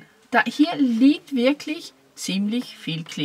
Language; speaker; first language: German; non-native, fluent; Danish